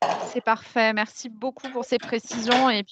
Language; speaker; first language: French; native; French